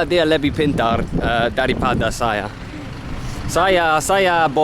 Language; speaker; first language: Indonesian; non-native, learner; English